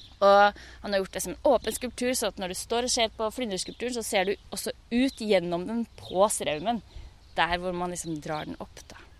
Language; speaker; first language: Norwegian; native; Norwegian